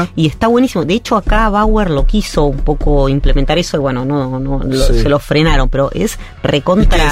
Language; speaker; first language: Spanish; native; Spanish